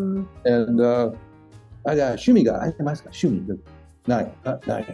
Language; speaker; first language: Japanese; non-native, learner; English